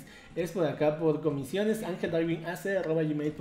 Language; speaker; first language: Spanish; native; Spanish